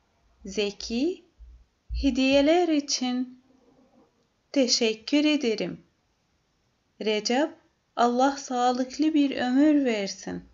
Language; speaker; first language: Turkish; non-native, fluent; Arabic